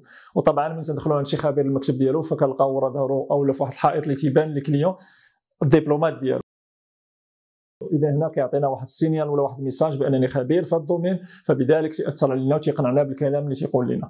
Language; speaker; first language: Arabic; native; Arabic